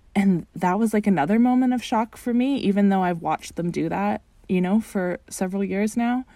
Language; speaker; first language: English; native; English